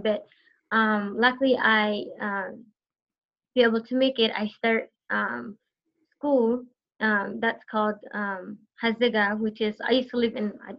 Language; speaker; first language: English; non-native, fluent; Tigrinya